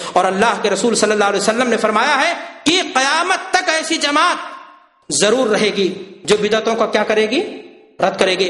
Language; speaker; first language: Urdu; native; Urdu